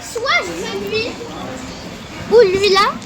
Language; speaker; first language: French; native; French